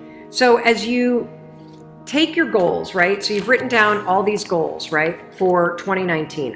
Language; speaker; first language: English; native; English